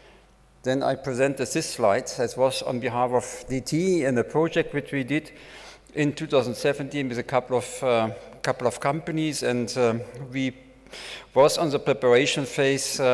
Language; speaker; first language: English; non-native, fluent; German